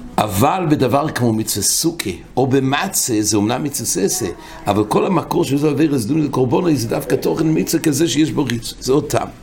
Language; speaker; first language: Hebrew; non-native, fluent; English